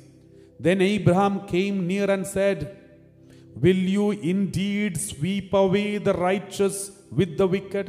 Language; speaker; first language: English; non-native, local second language; Malayalam